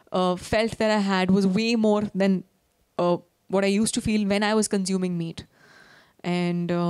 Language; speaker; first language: Hindi; native; Hindi